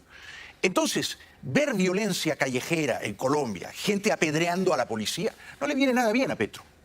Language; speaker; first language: Spanish; native; Spanish